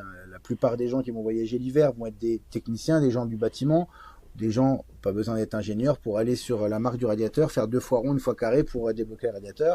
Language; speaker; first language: French; native; French